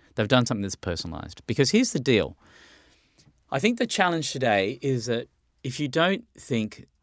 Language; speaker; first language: English; native; English